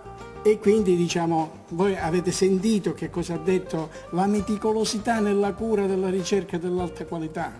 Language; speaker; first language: Italian; native; Italian